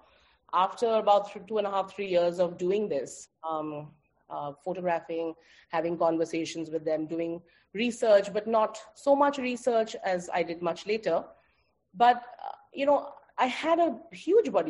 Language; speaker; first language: English; non-native, local second language; Bangla